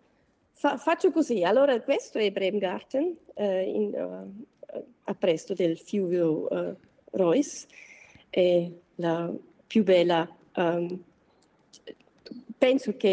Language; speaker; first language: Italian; non-native, learner; German